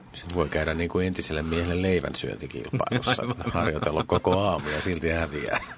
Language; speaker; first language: Finnish; native; Finnish